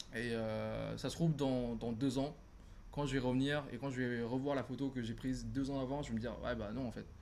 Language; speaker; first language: French; non-native, fluent; Thai